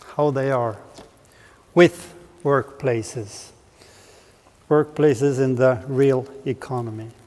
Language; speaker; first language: English; non-native, fluent; Norwegian